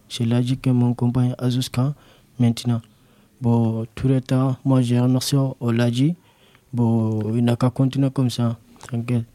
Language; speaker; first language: French; non-native, local second language; Soninke